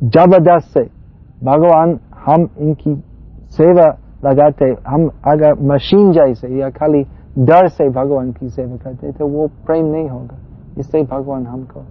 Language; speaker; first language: Hindi; non-native, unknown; English